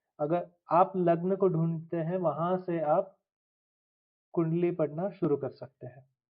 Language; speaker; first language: Hindi; non-native, local second language; Tulu